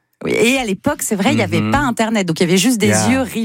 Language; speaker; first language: French; native; French